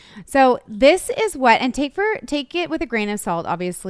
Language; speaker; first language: English; native; English